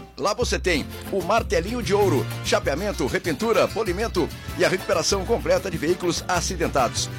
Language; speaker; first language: Portuguese; native; Portuguese